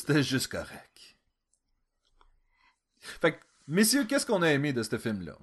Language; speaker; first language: French; native; French